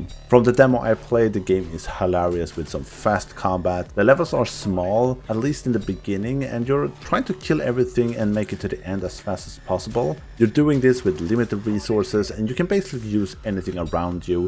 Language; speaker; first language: English; non-native, fluent; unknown